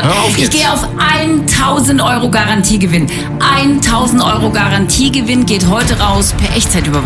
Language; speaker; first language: German; native; German